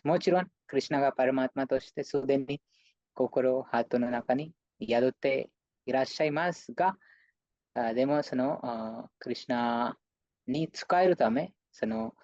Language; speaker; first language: Japanese; non-native, fluent; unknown